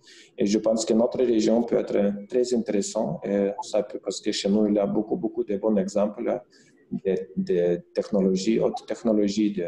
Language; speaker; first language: French; non-native, fluent; Lithuanian